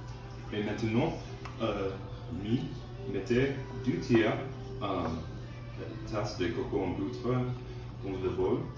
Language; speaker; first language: French; non-native, learner; English